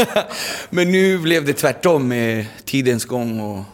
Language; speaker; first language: Swedish; early bilingual, other home language; Spanish